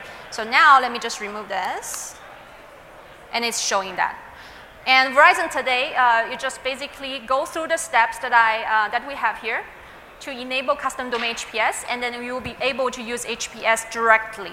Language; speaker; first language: English; non-native, fluent; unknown